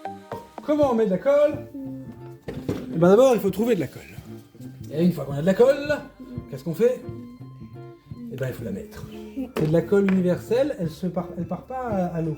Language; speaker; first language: French; native; French